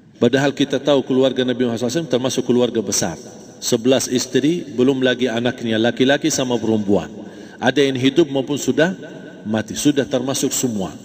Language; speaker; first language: Malay; non-native, fluent; Arabic